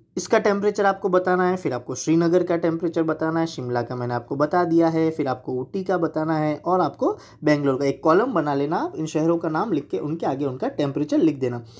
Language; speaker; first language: Hindi; non-native, local second language; Gujarati